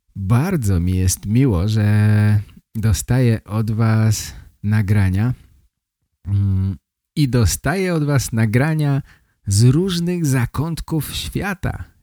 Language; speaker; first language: Polish; native; Polish